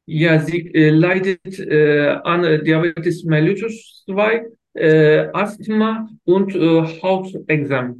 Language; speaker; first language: German; non-native, learner; Turkish